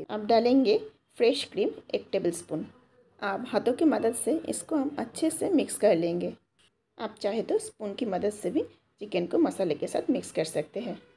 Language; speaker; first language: Hindi; non-native, local second language; Bangla